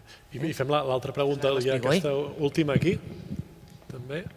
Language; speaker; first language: Catalan; native; Catalan